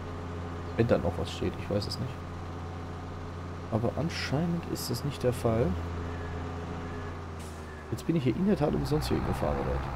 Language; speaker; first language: German; native; German